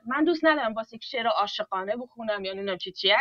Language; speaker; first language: Persian; early bilingual, heritage; Persian